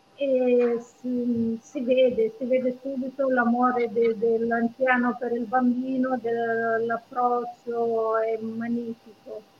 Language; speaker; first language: Italian; non-native, fluent; Romanian